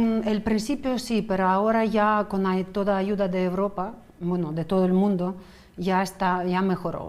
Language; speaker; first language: Spanish; non-native, fluent; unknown